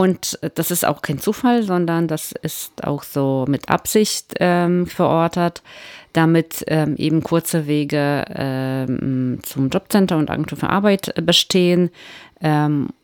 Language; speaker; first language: German; native; German